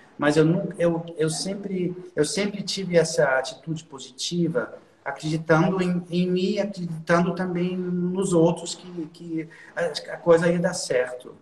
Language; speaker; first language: Portuguese; non-native, fluent; German